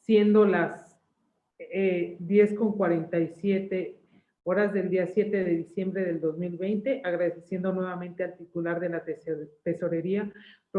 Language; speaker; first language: Spanish; native; Spanish